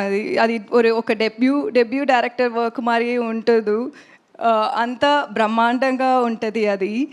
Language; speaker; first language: Telugu; non-native, learner; Tamil